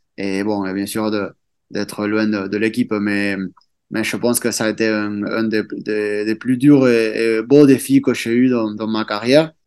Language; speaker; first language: French; non-native, fluent; Spanish